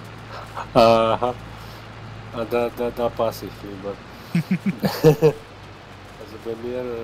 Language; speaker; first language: German; non-native, fluent; Slovenian